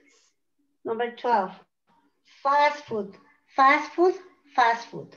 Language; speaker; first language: English; non-native, fluent; Spanish